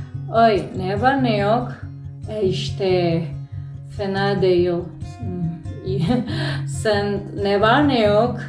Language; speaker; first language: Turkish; non-native, fluent; Indonesian